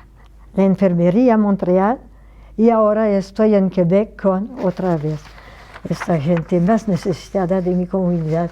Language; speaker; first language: Spanish; non-native, fluent; French